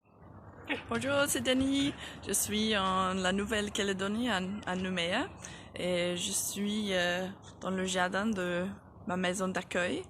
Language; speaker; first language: French; non-native, fluent; English